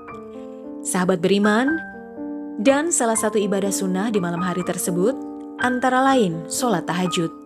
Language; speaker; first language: Indonesian; native; Indonesian